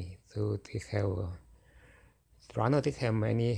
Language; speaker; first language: English; non-native, fluent; Chinese